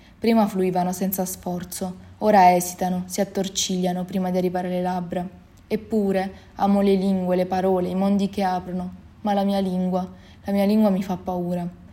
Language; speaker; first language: Italian; early bilingual, other home language; Albanian